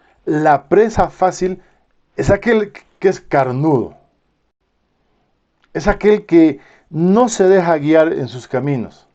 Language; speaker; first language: Spanish; native; Spanish